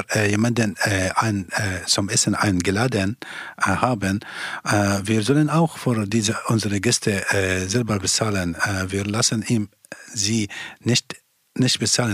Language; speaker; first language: German; non-native, learner; Persian